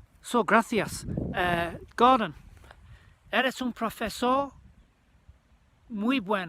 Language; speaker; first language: Spanish; non-native, learner; English